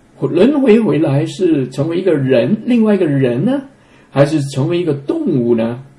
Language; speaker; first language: Chinese; non-native, local second language; Cantonese